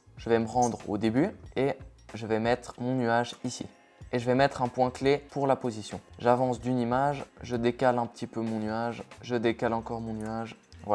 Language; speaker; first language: French; native; French